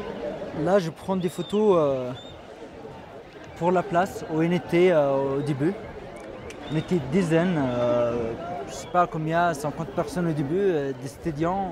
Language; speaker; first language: French; non-native, fluent; Arabic